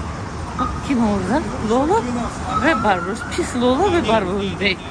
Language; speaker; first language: Turkish; non-native, learner; Russian